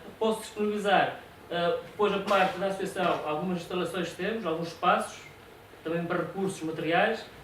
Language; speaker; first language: Portuguese; native; Portuguese